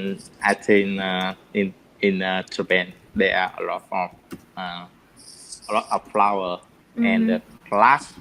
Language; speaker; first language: English; non-native, learner; Vietnamese